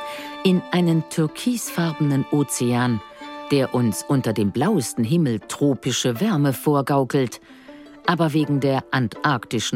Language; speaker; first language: German; native; German